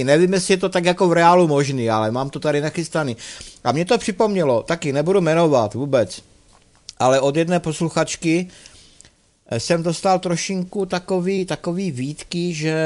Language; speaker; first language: Czech; native; Czech